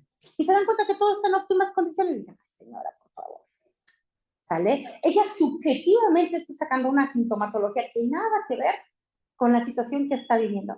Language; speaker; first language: Spanish; native; Spanish